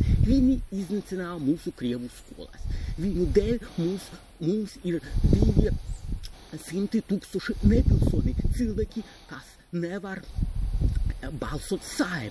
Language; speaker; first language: Latvian; non-native, local second language; Russian